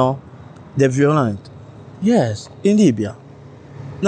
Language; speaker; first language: English; non-native, learner; French